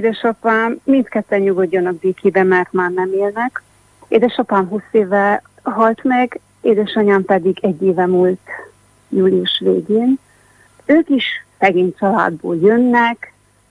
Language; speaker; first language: Hungarian; native; Hungarian